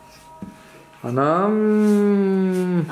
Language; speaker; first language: Turkish; native; Turkish